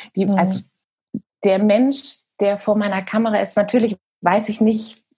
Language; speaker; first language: German; native; German